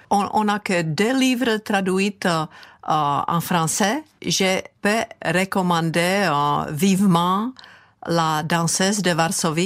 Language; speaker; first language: French; non-native, fluent; Czech